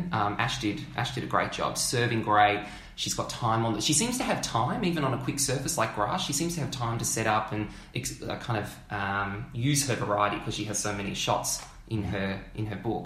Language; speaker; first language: English; native; English